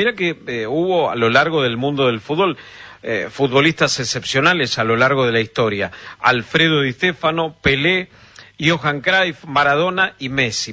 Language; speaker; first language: Spanish; native; Spanish